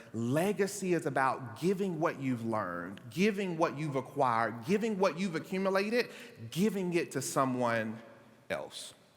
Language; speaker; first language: English; native; English